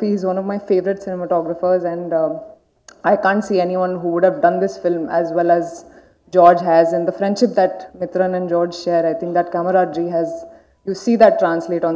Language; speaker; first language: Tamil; non-native, learner; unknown